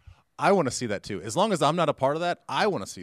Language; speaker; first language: English; native; English